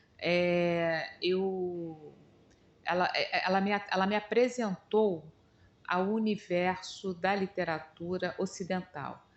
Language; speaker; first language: Portuguese; native; Portuguese